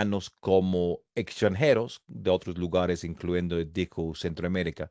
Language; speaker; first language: Spanish; non-native, fluent; English